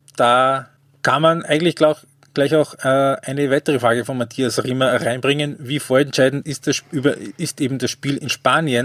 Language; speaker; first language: German; native; German